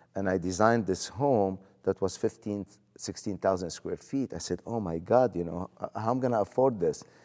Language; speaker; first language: English; non-native, fluent; Arabic